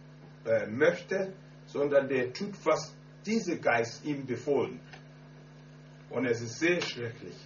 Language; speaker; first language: German; non-native, learner; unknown